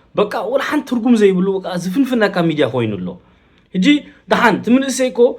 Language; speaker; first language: Tigrinya; early bilingual, heritage; Tigrinya